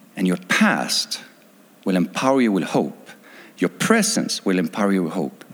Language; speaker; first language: English; non-native, fluent; Swedish